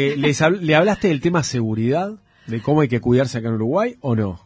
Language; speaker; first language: Spanish; native; Spanish